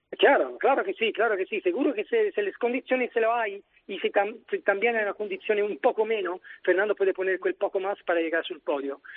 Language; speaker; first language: Spanish; non-native, fluent; Italian